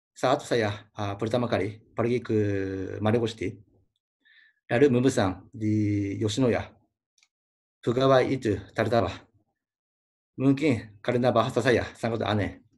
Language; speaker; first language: Indonesian; non-native, learner; Japanese